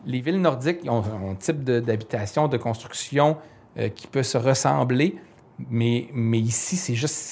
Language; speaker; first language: French; native; French